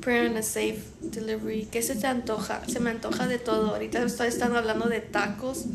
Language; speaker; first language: Spanish; early bilingual, heritage; Spanish